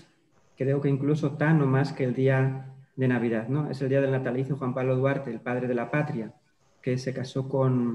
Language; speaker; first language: Spanish; native; Spanish